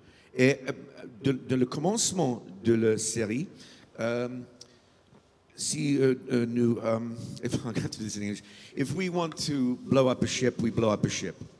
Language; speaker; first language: French; non-native, learner; English